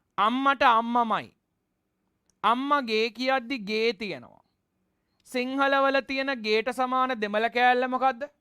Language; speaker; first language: Sinhala; non-native, local second language; Tamil